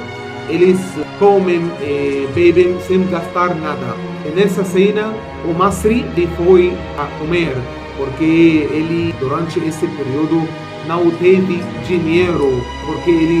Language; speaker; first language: Portuguese; non-native, fluent; Arabic